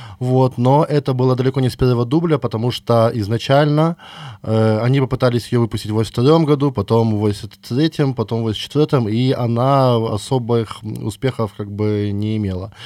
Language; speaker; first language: Russian; native; Russian